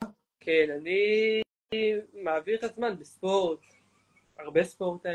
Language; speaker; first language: Hebrew; native; Hebrew